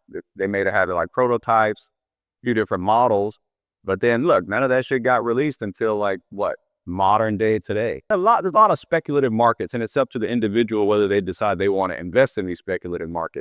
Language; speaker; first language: English; native; English